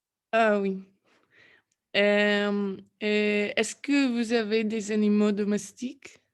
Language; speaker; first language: French; non-native, learner; English